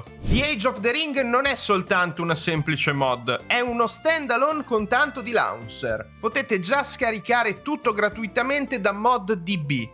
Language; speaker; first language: Italian; native; Italian